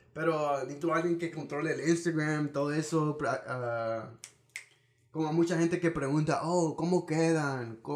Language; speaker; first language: Spanish; early bilingual, heritage; Spanish